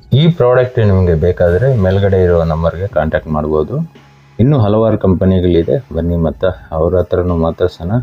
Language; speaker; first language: Kannada; native; Kannada